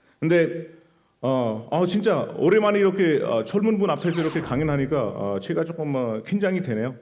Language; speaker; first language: Korean; non-native, fluent; Hindi